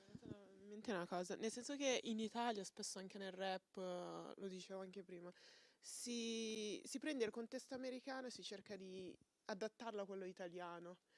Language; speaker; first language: Italian; early bilingual, other home language; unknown